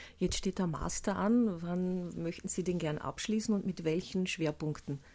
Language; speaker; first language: German; native; German